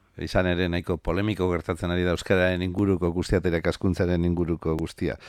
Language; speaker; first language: Basque; native; Basque